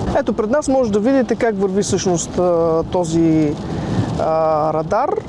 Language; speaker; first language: Bulgarian; native; Bulgarian